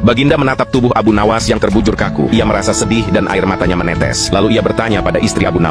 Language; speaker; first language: Indonesian; native; Indonesian